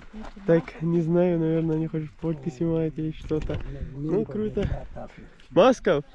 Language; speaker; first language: Russian; non-native, learner; Persian